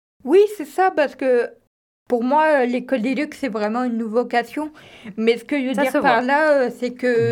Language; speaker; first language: French; native; French